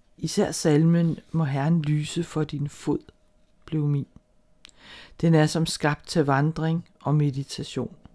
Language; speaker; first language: Danish; native; Danish